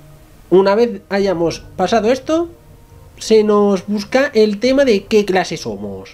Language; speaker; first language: Spanish; native; Spanish